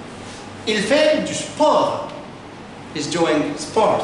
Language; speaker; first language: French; non-native, fluent; Arabic